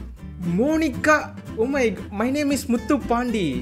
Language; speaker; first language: English; non-native, learner; Tamil